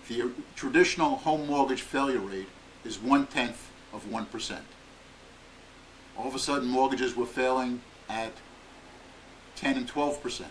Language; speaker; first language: English; native; English